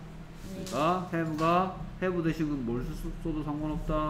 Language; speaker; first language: Korean; native; Korean